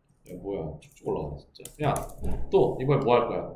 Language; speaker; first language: Korean; native; Korean